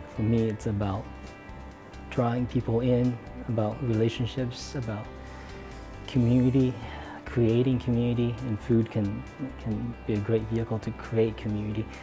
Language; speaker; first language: English; native; English